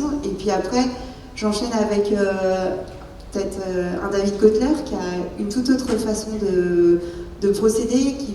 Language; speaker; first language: French; native; French